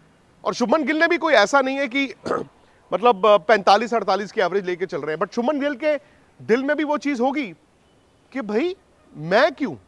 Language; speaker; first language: Hindi; native; Hindi